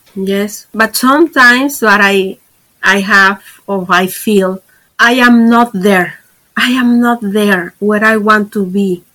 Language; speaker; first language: English; non-native, fluent; Spanish